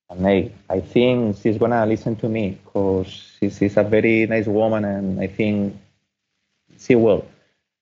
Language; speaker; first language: English; non-native, fluent; Spanish